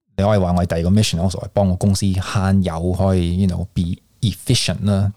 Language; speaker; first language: Cantonese; early bilingual, heritage; Cantonese